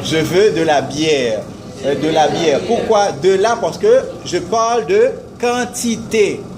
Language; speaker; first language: French; non-native, fluent; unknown